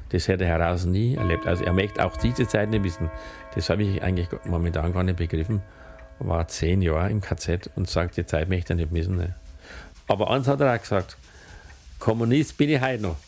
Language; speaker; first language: German; native; German